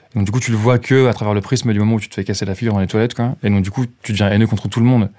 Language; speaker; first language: French; native; French